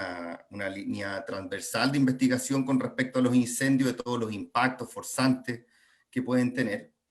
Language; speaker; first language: Spanish; native; Spanish